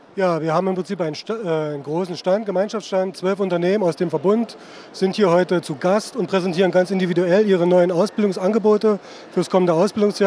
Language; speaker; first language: German; native; German